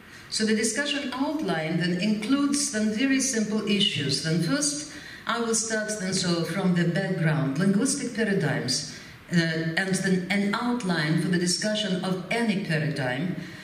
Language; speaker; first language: English; non-native, fluent; Ukrainian